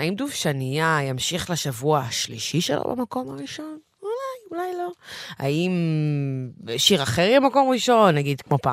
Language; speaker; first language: Hebrew; native; Hebrew